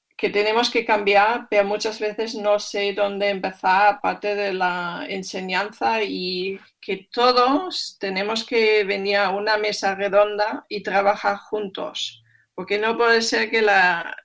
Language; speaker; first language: Spanish; non-native, fluent; German